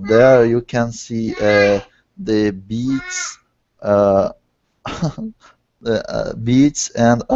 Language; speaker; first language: English; non-native, learner; Portuguese